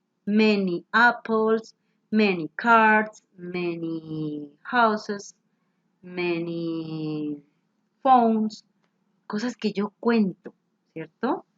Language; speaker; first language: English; non-native, fluent; Spanish